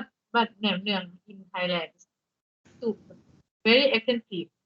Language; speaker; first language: English; non-native, learner; Thai